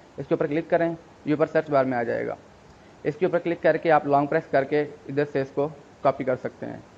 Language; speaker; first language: Urdu; non-native, local second language; Punjabi